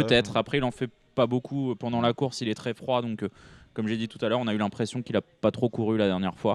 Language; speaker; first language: French; native; French